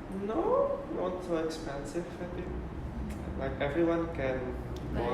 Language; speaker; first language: English; non-native, learner; Indonesian